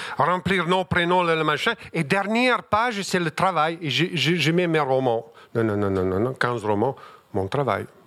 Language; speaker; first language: French; non-native, fluent; Bosnian